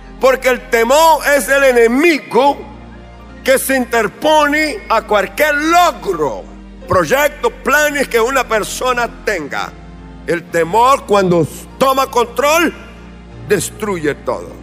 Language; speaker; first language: Spanish; non-native, fluent; Portuguese